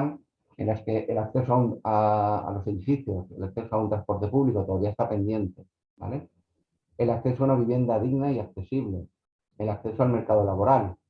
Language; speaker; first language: Spanish; native; Spanish